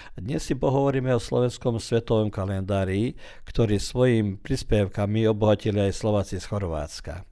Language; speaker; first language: Slovak; early bilingual, heritage; Slovak